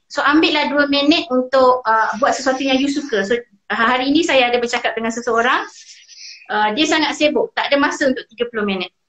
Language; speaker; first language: Malay; native; Malay